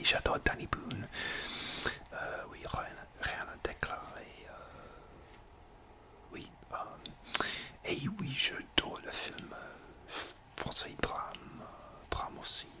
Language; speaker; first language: French; non-native, learner; English